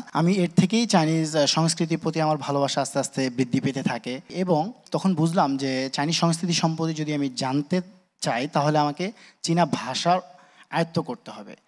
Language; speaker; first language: Bangla; native; Bangla